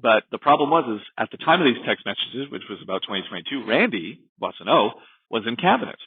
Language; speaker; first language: English; native; English